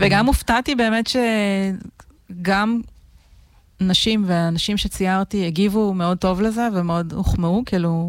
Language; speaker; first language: Hebrew; native; Hebrew